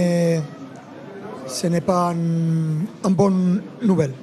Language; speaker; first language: French; non-native, fluent; Spanish